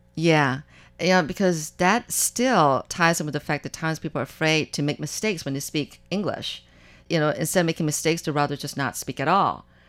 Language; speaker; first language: English; non-native, fluent; Chinese